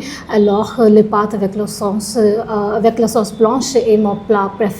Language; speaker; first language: French; non-native, learner; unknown